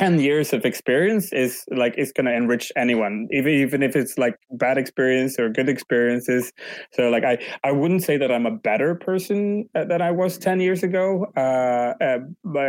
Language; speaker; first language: English; non-native, fluent; Swedish